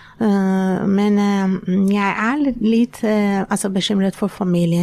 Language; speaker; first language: Norwegian; non-native, fluent; Persian